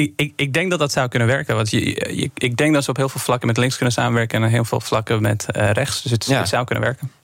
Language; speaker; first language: Dutch; non-native, fluent; Persian